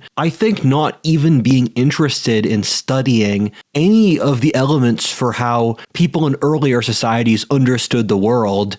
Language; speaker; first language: English; native; English